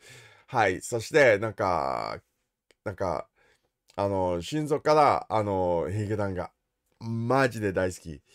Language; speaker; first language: Japanese; non-native, learner; English